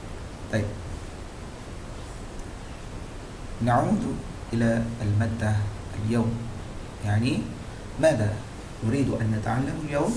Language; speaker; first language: Arabic; non-native, fluent; Indonesian